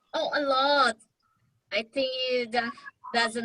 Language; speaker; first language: English; non-native, learner; Indonesian